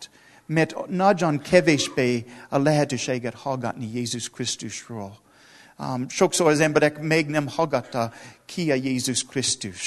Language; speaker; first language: Hungarian; non-native, learner; English